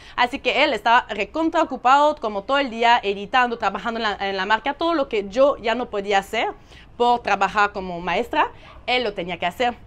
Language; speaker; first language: Spanish; non-native, fluent; French